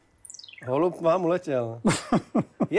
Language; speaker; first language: Czech; native; Czech